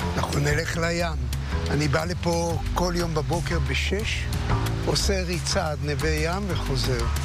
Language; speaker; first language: Hebrew; native; Hebrew